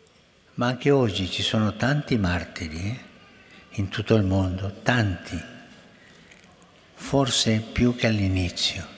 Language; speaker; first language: Italian; non-native, fluent; Spanish